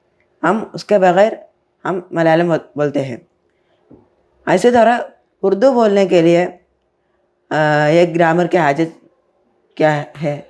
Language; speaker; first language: Hindi; non-native, learner; Malayalam